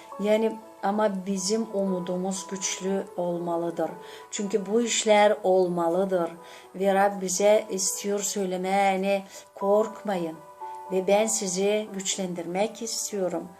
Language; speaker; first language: Turkish; non-native, learner; Gagauz